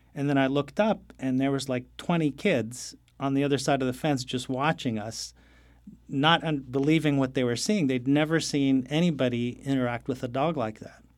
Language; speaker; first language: English; non-native, fluent; Arabic